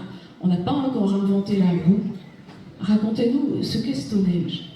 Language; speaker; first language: French; native; French